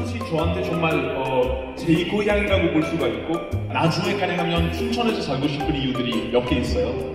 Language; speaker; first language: Korean; non-native, fluent; Italian